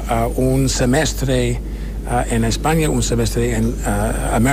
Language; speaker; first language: Spanish; non-native, learner; English